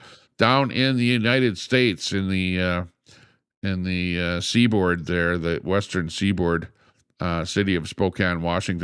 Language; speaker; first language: English; native; English